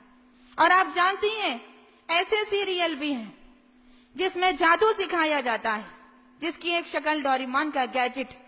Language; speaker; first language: Urdu; native; Urdu